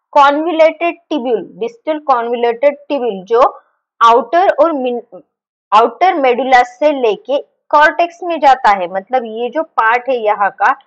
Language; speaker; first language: Hindi; non-native, local second language; Marathi